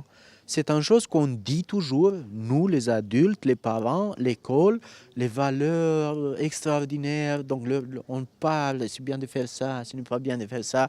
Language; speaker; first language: French; non-native, fluent; Romanian